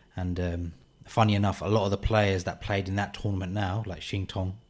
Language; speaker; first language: English; native; English